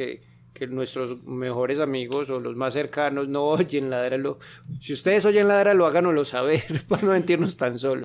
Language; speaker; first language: Spanish; native; Spanish